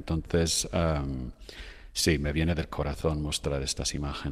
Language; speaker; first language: Spanish; non-native, fluent; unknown